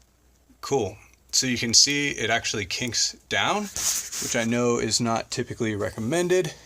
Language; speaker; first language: English; native; English